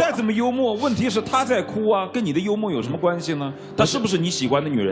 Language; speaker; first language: Chinese; native; Chinese